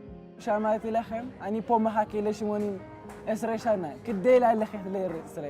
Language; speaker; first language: Hebrew; non-native, learner; Amharic